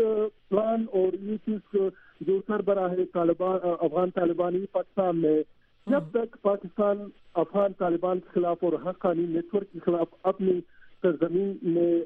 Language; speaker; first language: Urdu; non-native, learner; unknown